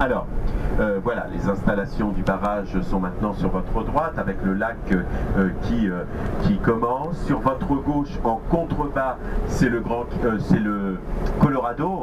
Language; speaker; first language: French; native; French